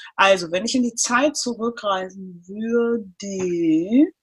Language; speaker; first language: German; native; German